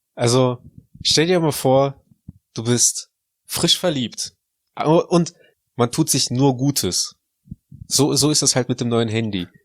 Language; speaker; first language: German; early bilingual, other home language; Russian